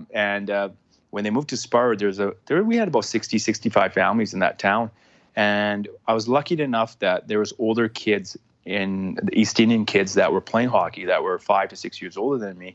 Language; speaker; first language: English; non-native, fluent; Punjabi